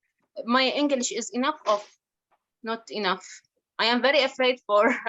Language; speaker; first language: English; non-native, learner; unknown